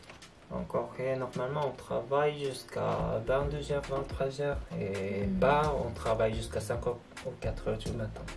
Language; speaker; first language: French; non-native, learner; Korean